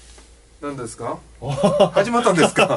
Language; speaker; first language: Japanese; non-native, learner; Korean